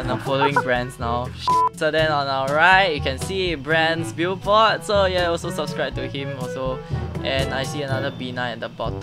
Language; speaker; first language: English; non-native, local second language; Korean